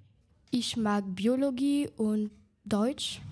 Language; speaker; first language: German; non-native, learner; French